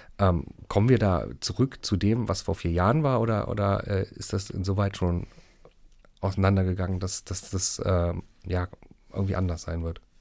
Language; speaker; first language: German; native; German